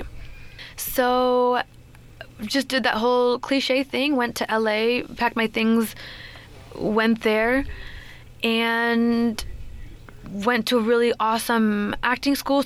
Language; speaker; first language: English; native; English